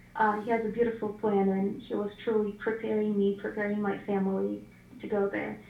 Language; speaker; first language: English; non-native, fluent; Ukrainian